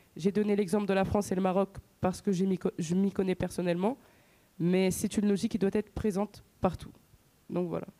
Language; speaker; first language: French; native; French